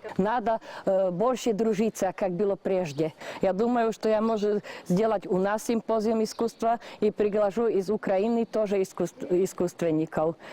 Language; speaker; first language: Russian; non-native, learner; Slovak